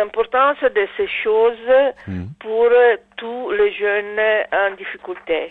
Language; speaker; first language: French; non-native, learner; Italian